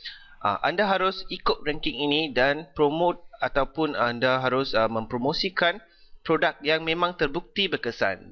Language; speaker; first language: Malay; native; Malay